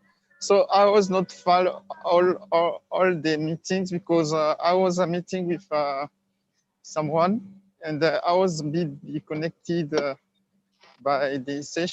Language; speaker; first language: English; non-native, learner; Swahili